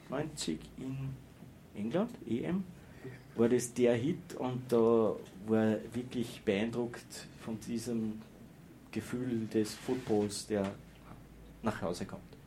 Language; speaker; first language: German; native; German